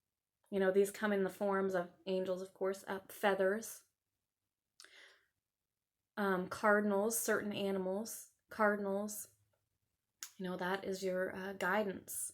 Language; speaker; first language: English; native; English